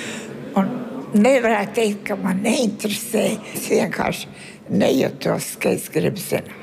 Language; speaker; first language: Latvian; early bilingual, heritage; Latvian